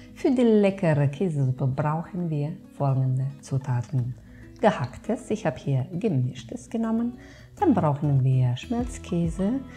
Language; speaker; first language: German; non-native, fluent; Romanian